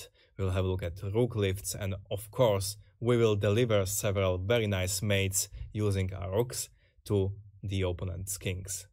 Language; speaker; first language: English; non-native, fluent; Slovak